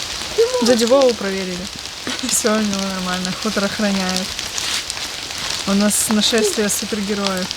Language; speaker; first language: Russian; native; Russian